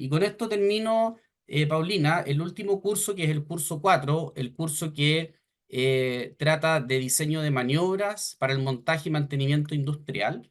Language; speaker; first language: Spanish; native; Spanish